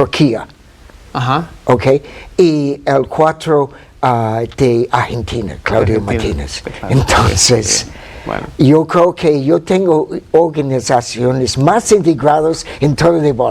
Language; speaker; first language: Spanish; non-native, fluent; English